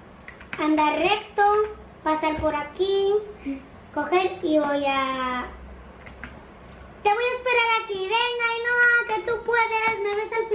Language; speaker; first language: Spanish; native; Spanish